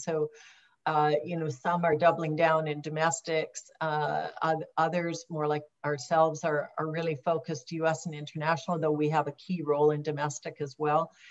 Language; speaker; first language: English; native; English